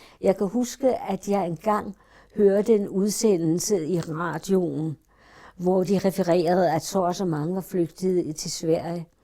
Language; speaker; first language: Danish; early bilingual, other home language; German